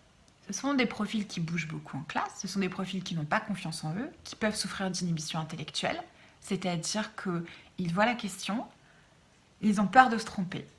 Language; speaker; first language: French; native; French